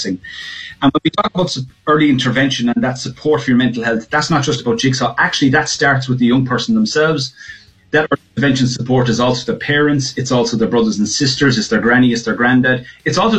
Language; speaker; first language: English; native; English